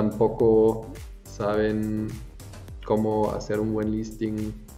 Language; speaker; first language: Spanish; non-native, fluent; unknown